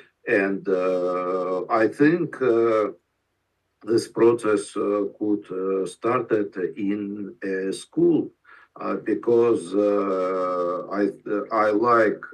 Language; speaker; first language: English; non-native, learner; Russian